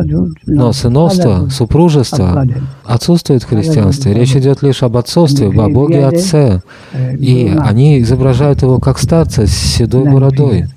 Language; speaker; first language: Russian; native; Russian